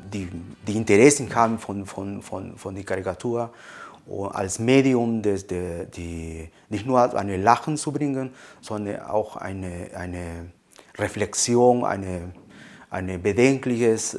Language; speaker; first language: German; non-native, fluent; Spanish